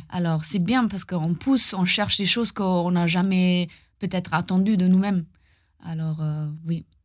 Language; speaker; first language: French; non-native, fluent; German